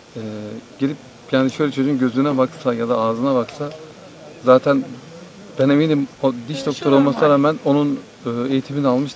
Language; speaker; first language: Turkish; native; Turkish